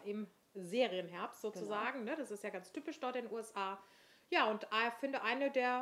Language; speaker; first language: German; native; German